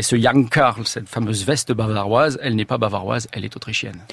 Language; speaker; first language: French; native; French